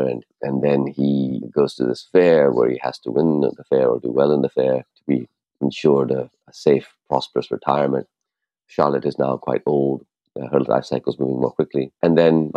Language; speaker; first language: English; non-native, local second language; Urdu